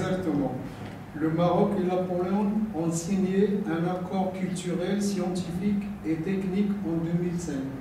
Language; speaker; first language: French; non-native, local second language; Arabic